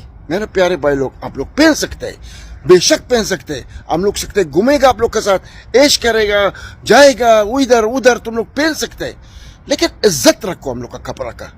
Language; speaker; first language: Hindi; non-native, learner; Arabic